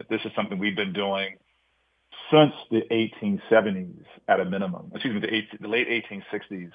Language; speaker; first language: English; native; English